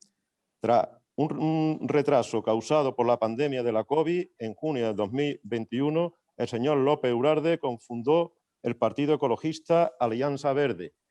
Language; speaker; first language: Spanish; native; Spanish